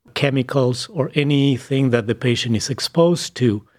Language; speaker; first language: English; non-native, fluent; Spanish